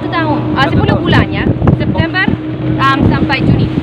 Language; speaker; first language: Indonesian; non-native, learner; English